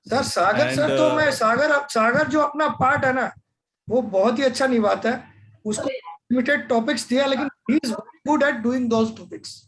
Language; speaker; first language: Hindi; native; Hindi